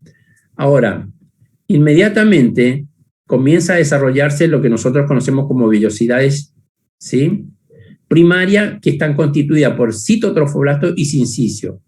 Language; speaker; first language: Spanish; native; Spanish